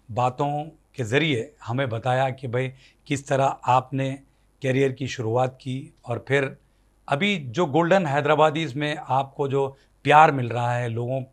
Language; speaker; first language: Hindi; native; Hindi